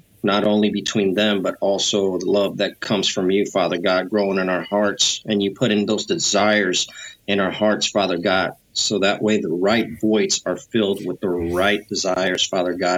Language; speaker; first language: English; native; English